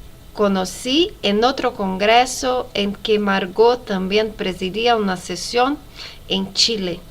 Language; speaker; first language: Spanish; non-native, fluent; Portuguese